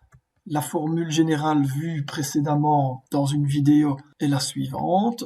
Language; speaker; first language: French; native; French